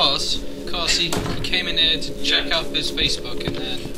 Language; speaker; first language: English; native; English